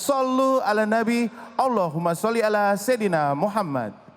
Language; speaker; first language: Indonesian; native; Indonesian